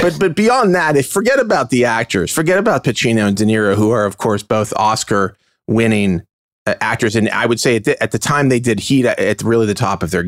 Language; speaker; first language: English; native; English